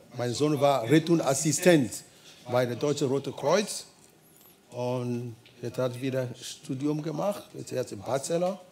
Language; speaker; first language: German; non-native, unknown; Ewe